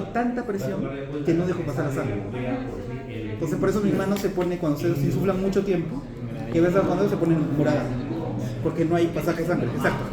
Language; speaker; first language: Spanish; native; Spanish